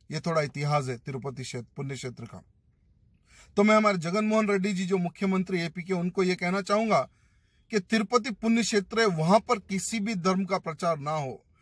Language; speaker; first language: Hindi; non-native, local second language; Telugu